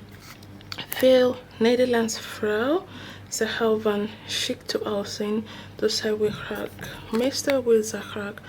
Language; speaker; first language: Dutch; non-native, learner; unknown